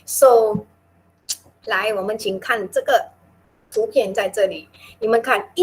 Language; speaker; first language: Chinese; non-native, local second language; Min Nan Chinese